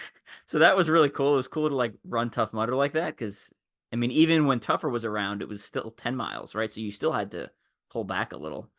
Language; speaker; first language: English; native; English